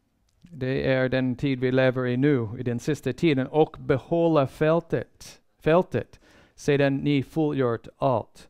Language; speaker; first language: Swedish; non-native, fluent; English